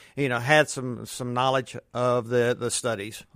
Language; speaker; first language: English; native; English